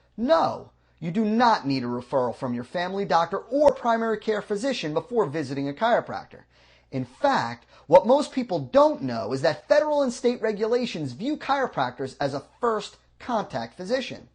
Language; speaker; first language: English; native; English